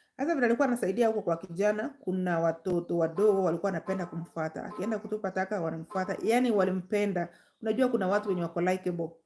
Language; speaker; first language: Swahili; non-native, local second language; Gusii